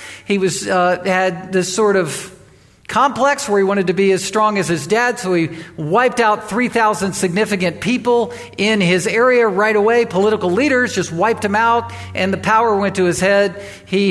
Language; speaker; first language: English; native; English